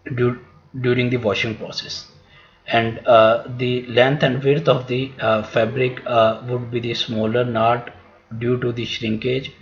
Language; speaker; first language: English; non-native, local second language; Urdu